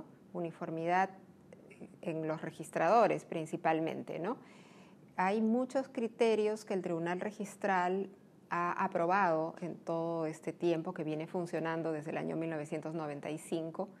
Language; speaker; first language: Spanish; native; Spanish